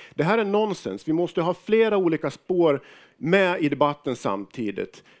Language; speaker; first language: Swedish; native; Swedish